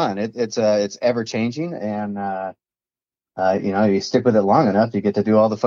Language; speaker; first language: English; native; English